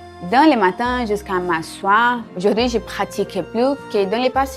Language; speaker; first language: French; non-native, learner; Portuguese